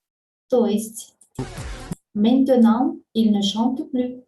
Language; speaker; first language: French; non-native, fluent; Russian